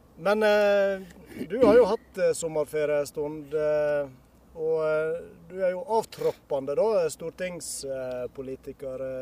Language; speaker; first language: Norwegian; native; Norwegian